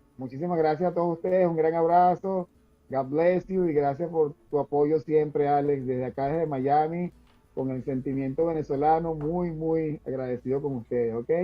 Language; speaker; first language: Spanish; native; Spanish